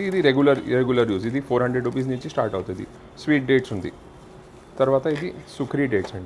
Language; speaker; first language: Telugu; non-native, local second language; Hindi